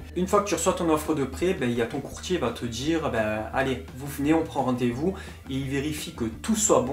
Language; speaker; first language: French; native; French